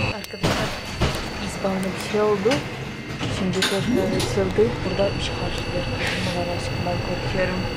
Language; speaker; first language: Turkish; non-native, learner; Russian